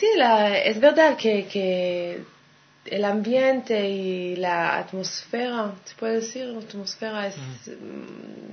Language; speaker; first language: Spanish; non-native, fluent; Hebrew